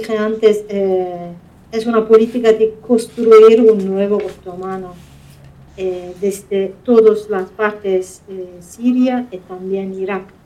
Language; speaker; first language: Spanish; non-native, fluent; Kurdish